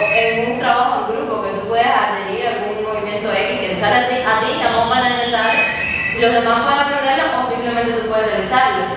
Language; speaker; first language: Spanish; native; Spanish